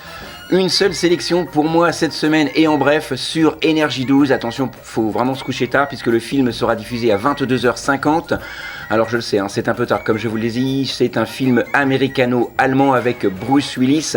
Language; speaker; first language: French; native; French